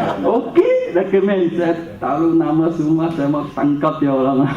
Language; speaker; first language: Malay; non-native, local second language; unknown